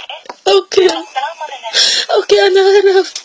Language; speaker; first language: Arabic; non-native, learner; Filipino